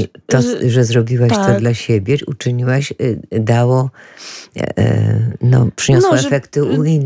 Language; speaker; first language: Polish; native; Polish